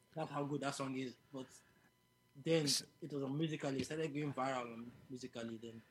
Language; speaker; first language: English; non-native, local second language; Yoruba